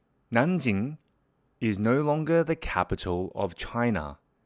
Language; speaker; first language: English; native; English